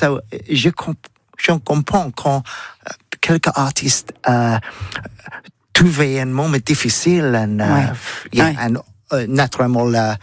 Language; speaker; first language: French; non-native, learner; English